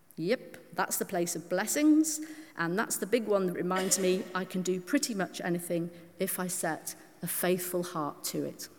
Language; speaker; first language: English; native; English